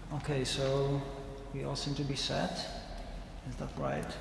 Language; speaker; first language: English; non-native, fluent; Czech